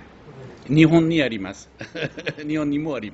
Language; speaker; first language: Japanese; non-native, fluent; French